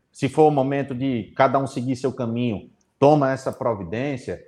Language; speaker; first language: Portuguese; native; Portuguese